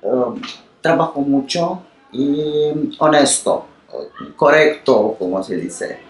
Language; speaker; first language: Spanish; non-native, learner; Romanian